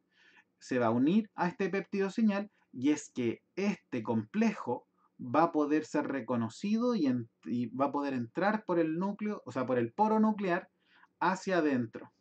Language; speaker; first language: Spanish; native; Spanish